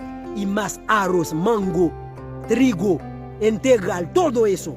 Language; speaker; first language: Spanish; non-native, learner; Haitian Creole